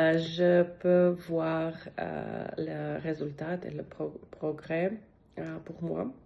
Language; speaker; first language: French; non-native, learner; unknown